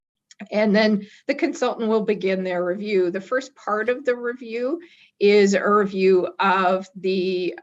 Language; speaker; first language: English; native; English